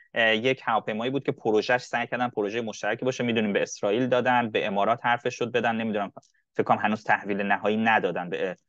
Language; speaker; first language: Persian; native; Persian